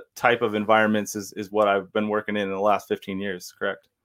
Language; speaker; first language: English; native; English